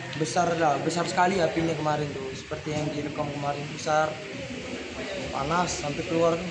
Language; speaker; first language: Indonesian; native; Indonesian